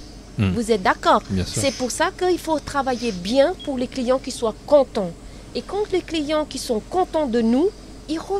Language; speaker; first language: French; non-native, learner; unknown